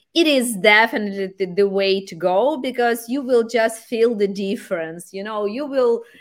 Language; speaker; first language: English; non-native, fluent; Ukrainian